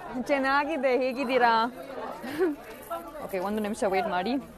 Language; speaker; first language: Kannada; non-native, learner; German